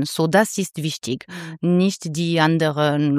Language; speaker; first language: German; non-native, learner; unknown